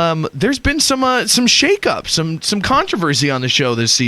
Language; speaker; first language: English; native; English